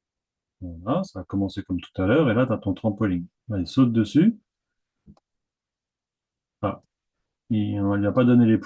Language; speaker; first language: French; native; French